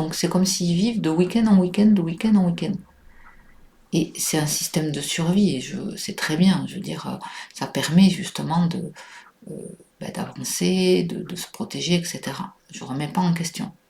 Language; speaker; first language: French; native; French